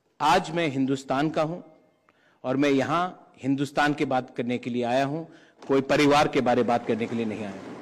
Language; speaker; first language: Hindi; non-native, local second language; Kok Borok